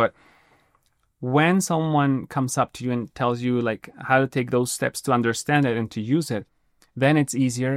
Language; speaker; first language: English; non-native, fluent; Spanish